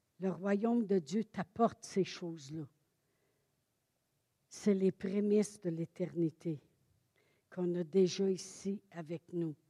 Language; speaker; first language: French; native; French